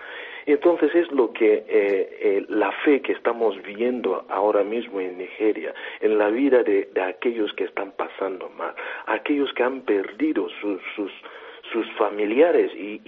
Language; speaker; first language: Spanish; non-native, fluent; Igbo